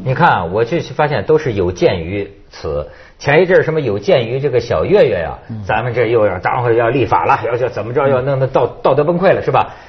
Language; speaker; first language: Chinese; native; Chinese